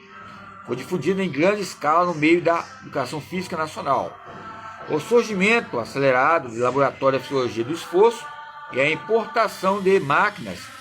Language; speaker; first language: Portuguese; native; Portuguese